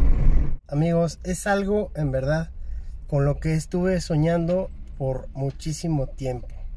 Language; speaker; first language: Spanish; native; Spanish